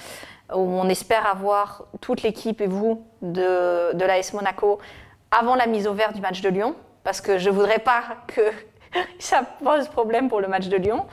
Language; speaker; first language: French; native; French